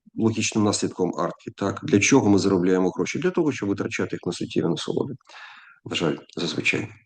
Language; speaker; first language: Ukrainian; non-native, local second language; Russian